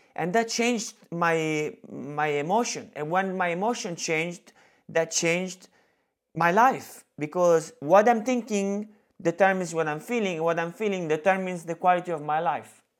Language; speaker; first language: English; non-native, fluent; Italian